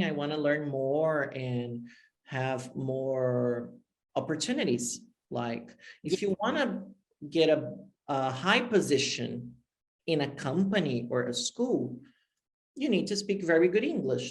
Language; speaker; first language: English; non-native, fluent; Portuguese